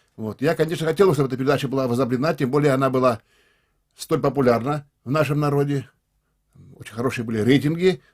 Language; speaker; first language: Russian; non-native, local second language; Crimean Tatar